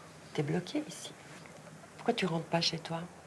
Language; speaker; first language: French; native; French